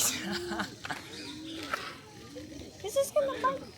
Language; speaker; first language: English; non-native, learner; Thai